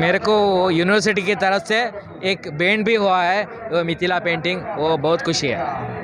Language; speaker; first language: Hindi; non-native, local second language; Kannada